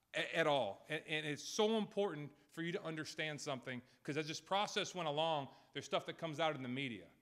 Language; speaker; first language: English; native; English